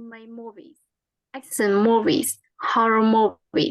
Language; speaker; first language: English; non-native, learner; Vietnamese